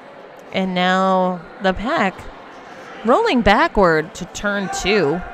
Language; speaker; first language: English; native; English